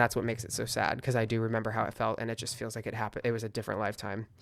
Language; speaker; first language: English; native; English